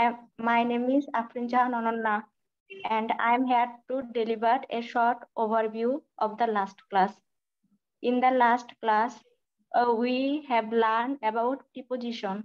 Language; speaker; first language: English; non-native, learner; Bangla